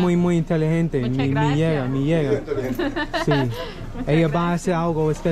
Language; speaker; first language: Spanish; non-native, learner; English